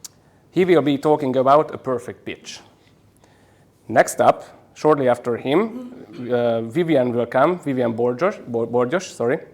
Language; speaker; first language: English; non-native, fluent; Hungarian